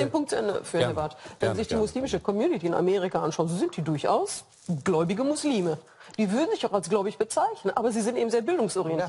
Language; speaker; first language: German; early bilingual, other home language; Arabic